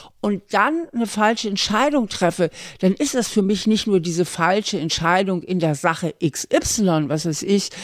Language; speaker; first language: German; native; German